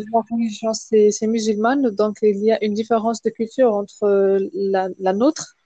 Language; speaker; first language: French; non-native, local second language; Arabic